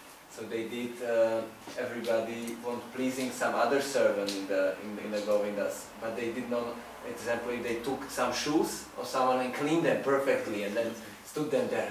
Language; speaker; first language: English; non-native, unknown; Slovak